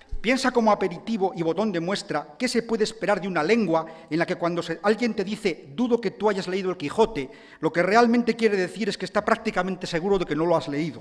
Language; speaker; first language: Spanish; native; Spanish